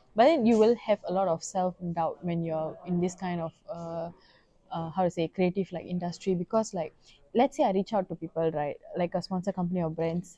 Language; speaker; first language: English; non-native, local second language; Tamil